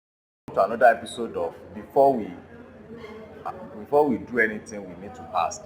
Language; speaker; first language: English; non-native, local second language; Yoruba